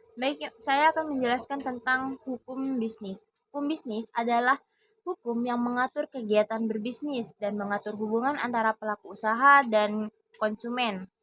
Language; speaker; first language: Indonesian; non-native, local second language; Madurese